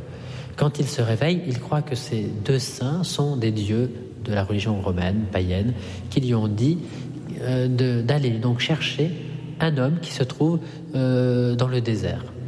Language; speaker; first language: French; non-native, fluent; Italian